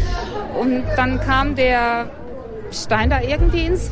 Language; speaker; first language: German; native; German